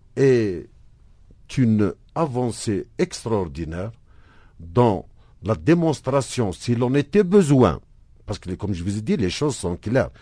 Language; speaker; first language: French; non-native, local second language; Arabic